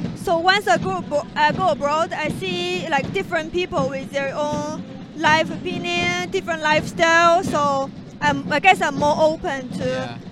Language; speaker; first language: English; non-native, fluent; Chinese